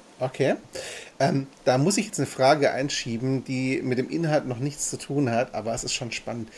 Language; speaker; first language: German; native; German